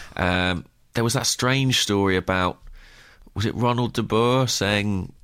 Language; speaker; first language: English; native; English